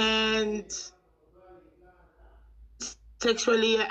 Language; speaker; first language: English; non-native, local second language; Shona